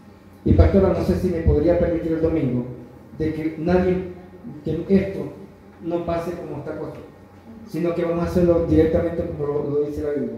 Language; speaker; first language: Spanish; native; Spanish